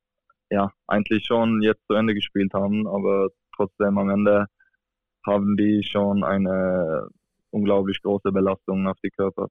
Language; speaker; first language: German; non-native, fluent; Swedish